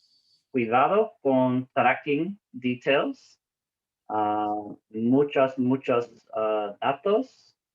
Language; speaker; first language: Spanish; non-native, learner; English